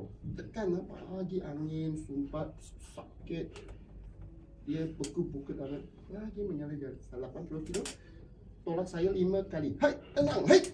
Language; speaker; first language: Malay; non-native, local second language; Cantonese